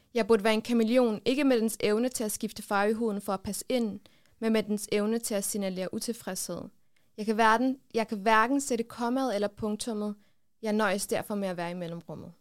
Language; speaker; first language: Danish; early bilingual, other home language; Kurdish